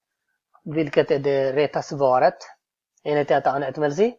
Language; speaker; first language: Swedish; non-native, fluent; Tigrinya